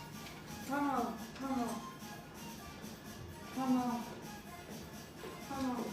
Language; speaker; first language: Turkish; non-native, fluent; Russian